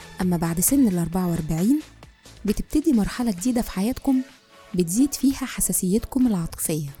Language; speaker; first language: Arabic; native; Arabic